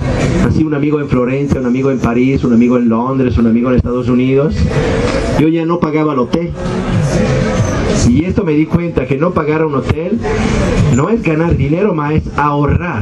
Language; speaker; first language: Spanish; non-native, fluent; Italian